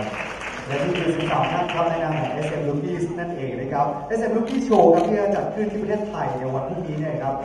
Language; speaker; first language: Thai; native; Thai